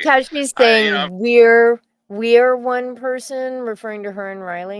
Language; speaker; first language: English; native; English